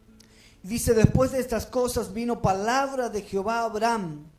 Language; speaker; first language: Spanish; native; Spanish